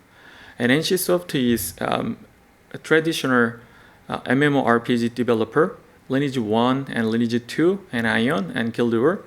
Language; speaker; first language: English; non-native, learner; Korean